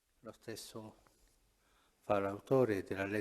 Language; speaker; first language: Italian; non-native, fluent; Spanish